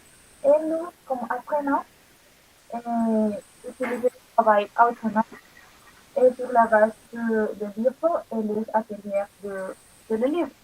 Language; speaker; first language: French; non-native, learner; Spanish